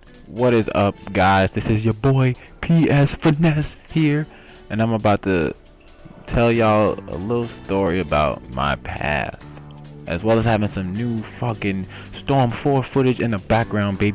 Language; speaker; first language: English; native; English